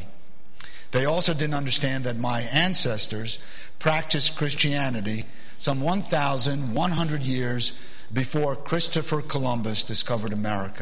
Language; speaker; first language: English; early bilingual, other home language; Arabic